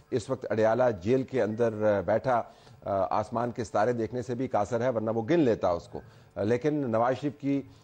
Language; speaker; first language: Urdu; native; Urdu